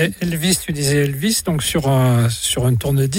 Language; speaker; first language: French; native; French